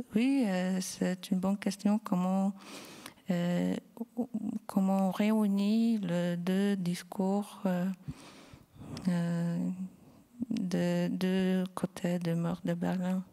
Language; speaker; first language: French; non-native, fluent; Polish